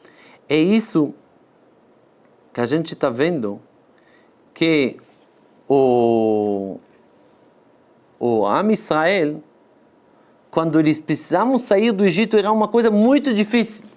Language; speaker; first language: Portuguese; non-native, fluent; Hebrew